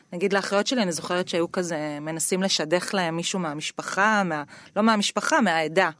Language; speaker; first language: Hebrew; native; Hebrew